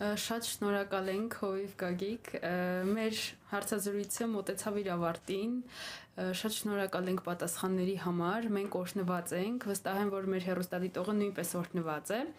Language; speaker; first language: Armenian; native; Armenian